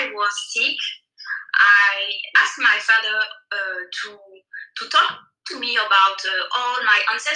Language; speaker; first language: English; non-native, learner; French